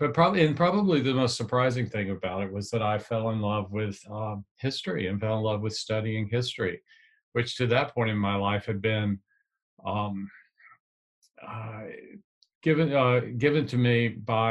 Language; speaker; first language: English; native; English